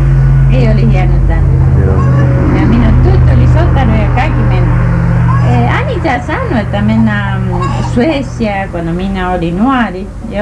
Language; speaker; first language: Finnish; early bilingual, heritage; Finnish